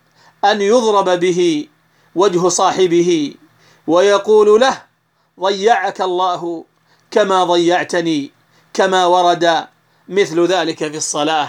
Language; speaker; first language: Arabic; native; Arabic